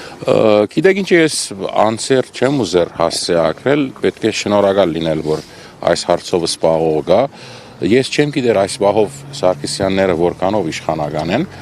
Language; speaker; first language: Armenian; native; Armenian